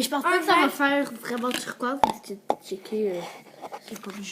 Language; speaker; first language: French; native; French